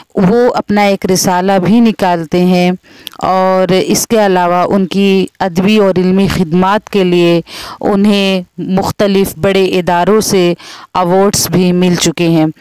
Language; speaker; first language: Hindi; native; Hindi